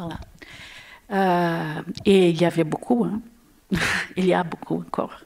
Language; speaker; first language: French; non-native, learner; Portuguese